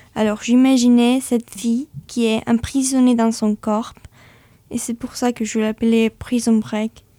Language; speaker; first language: French; non-native, fluent; Spanish